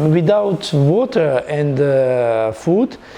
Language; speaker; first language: English; non-native, learner; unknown